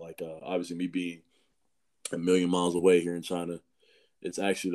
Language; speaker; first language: English; native; English